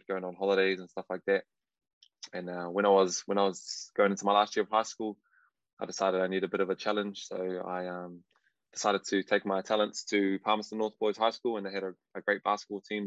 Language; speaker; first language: English; native; English